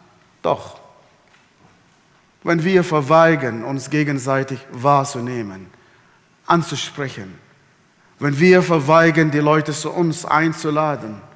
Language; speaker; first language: German; non-native, fluent; Arabic